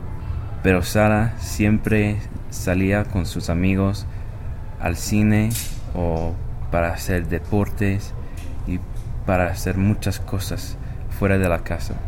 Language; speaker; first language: Spanish; non-native, learner; English